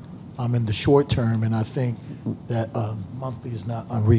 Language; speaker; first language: English; native; English